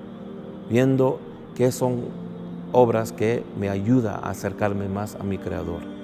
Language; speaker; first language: Spanish; early bilingual, heritage; English